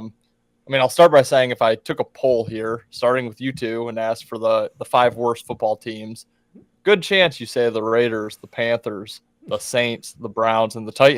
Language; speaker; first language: English; native; English